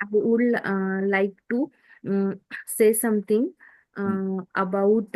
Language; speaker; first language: English; non-native, learner; Marathi